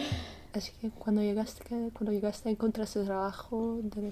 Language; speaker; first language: Spanish; non-native, learner; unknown